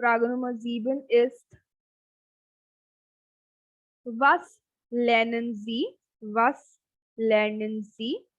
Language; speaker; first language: German; non-native, fluent; Hindi